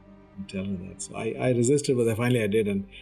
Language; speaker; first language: English; non-native, local second language; Hindi